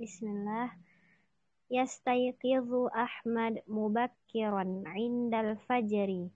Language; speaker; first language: Arabic; non-native, learner; Indonesian